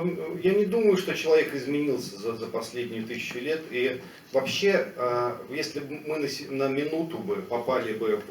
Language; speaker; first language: Russian; native; Russian